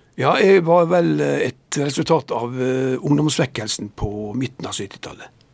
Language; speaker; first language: Norwegian; native; Norwegian